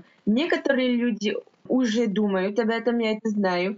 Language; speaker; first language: Russian; non-native, fluent; French